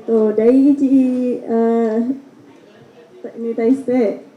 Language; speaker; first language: Japanese; non-native, learner; Indonesian